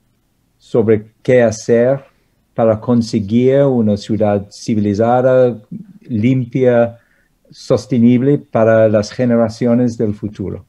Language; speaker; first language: Spanish; non-native, fluent; English